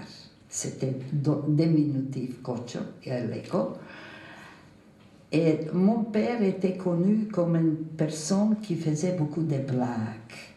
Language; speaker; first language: French; non-native, fluent; Macedonian